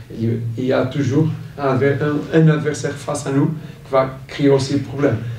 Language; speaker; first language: French; non-native, fluent; Portuguese